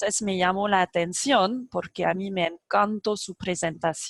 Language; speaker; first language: Spanish; non-native, fluent; French